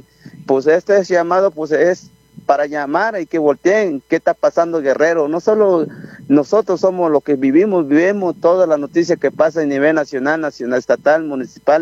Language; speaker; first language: Spanish; non-native, local second language; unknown